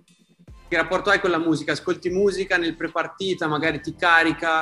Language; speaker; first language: Italian; native; Italian